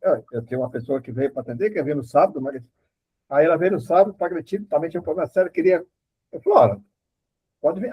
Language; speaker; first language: Portuguese; native; Portuguese